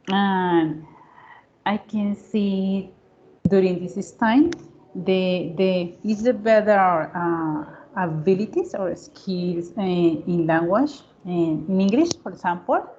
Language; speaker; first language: English; non-native, learner; Spanish